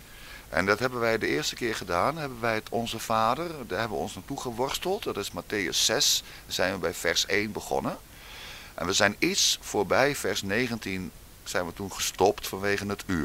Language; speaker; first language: Dutch; native; Dutch